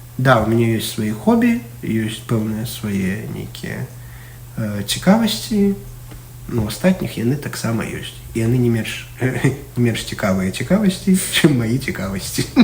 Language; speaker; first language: Belarusian; non-native, local second language; Russian